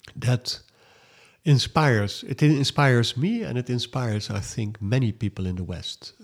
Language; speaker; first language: English; non-native, fluent; Dutch